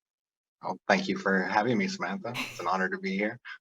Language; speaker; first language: English; native; English